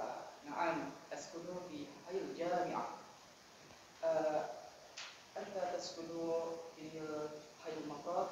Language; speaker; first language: Arabic; non-native, learner; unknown